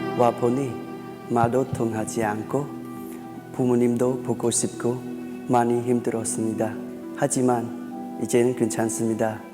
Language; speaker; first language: Korean; non-native, fluent; Khmer